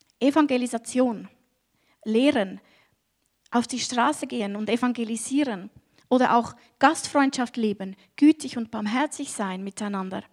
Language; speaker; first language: German; native; German